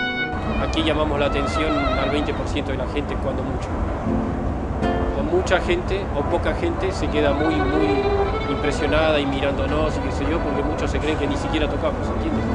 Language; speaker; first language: Spanish; native; Spanish